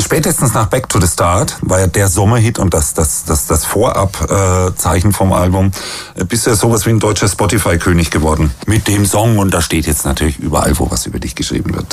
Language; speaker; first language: German; native; German